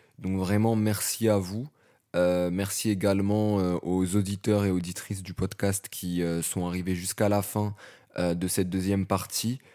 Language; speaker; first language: French; native; French